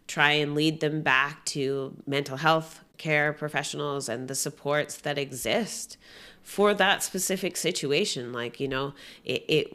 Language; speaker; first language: English; native; English